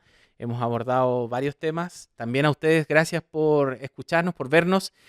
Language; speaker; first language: Spanish; native; Spanish